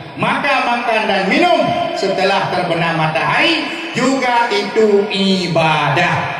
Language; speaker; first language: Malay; non-native, local second language; Achinese